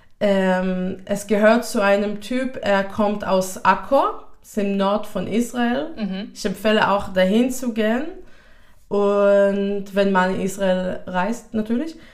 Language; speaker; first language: German; non-native, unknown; Hebrew